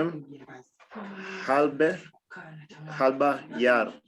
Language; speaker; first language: German; non-native, learner; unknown